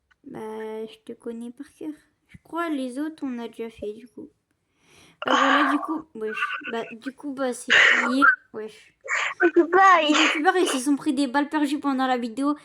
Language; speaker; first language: French; native; French